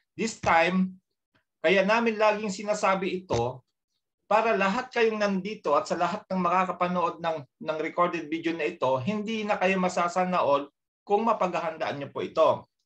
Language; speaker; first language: Filipino; native; Filipino